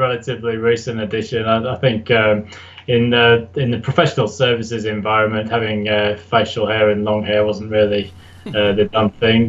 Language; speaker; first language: English; native; English